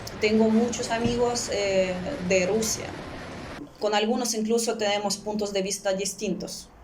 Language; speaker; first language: Spanish; early bilingual, other home language; Russian